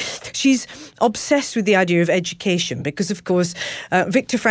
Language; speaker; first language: English; native; English